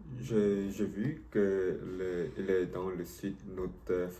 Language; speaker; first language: French; non-native, learner; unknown